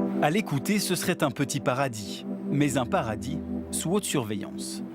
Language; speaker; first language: French; native; French